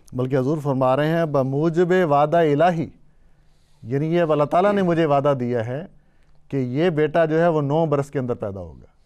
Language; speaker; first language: Urdu; native; Urdu